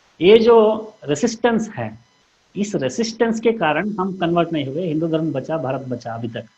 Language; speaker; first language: Hindi; non-native, local second language; Kannada